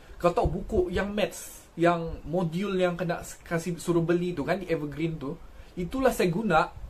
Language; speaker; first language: Malay; native; Malay